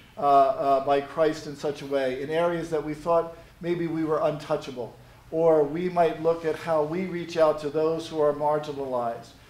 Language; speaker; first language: English; native; English